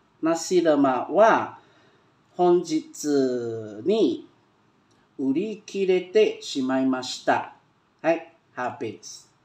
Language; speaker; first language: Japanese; non-native, learner; Malay